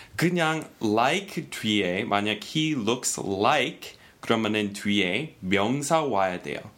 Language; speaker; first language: Korean; non-native, fluent; English